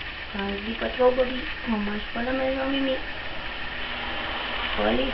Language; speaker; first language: French; native; French